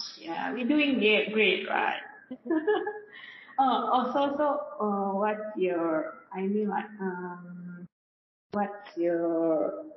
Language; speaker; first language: English; non-native, learner; Indonesian